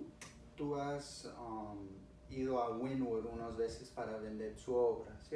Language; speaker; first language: Spanish; early bilingual, other home language; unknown